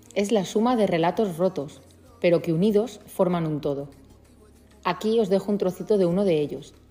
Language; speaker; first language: Spanish; native; Spanish